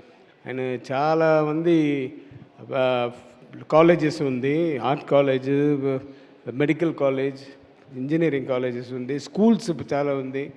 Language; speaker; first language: Telugu; non-native, learner; Tamil